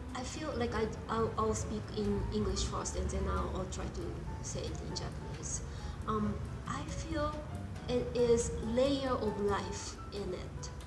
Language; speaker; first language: English; non-native, fluent; Japanese